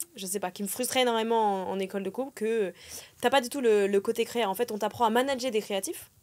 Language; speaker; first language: French; native; French